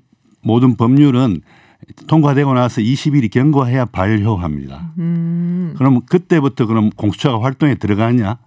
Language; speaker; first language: Korean; native; Korean